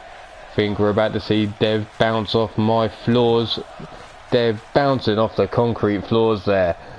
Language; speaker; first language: English; native; English